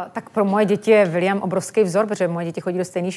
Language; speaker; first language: Czech; native; Czech